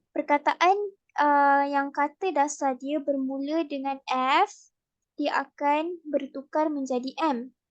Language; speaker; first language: Malay; native; Malay